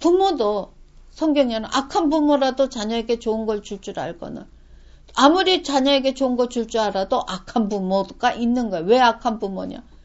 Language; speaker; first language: Korean; native; Korean